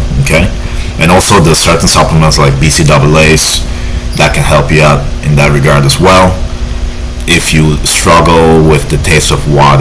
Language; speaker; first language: English; native; English